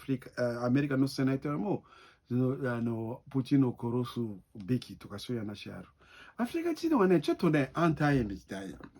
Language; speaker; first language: Japanese; non-native, learner; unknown